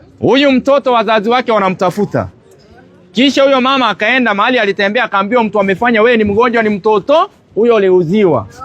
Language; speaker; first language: Swahili; native; Swahili